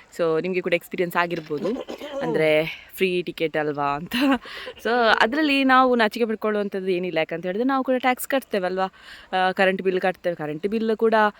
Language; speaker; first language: Kannada; non-native, local second language; Tulu